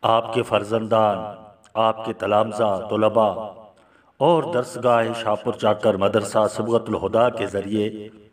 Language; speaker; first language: Urdu; non-native, local second language; Sindhi